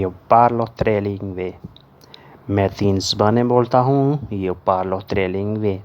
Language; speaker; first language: Italian; non-native, learner; Urdu